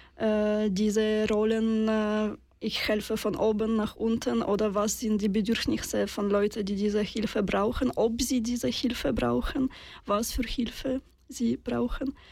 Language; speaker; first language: German; non-native, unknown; Russian